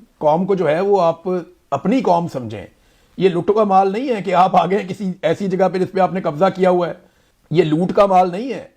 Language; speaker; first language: Urdu; native; Urdu